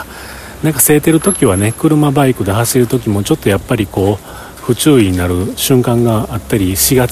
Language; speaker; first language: Japanese; native; Japanese